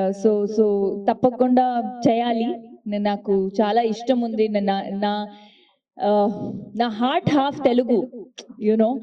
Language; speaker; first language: Telugu; non-native, learner; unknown